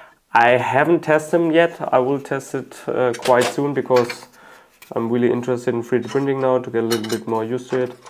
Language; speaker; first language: English; non-native, fluent; German